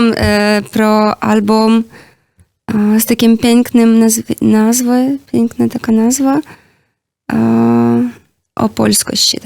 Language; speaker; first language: Polish; non-native, learner; Belarusian